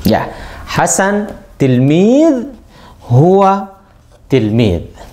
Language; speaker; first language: Arabic; non-native, learner; Indonesian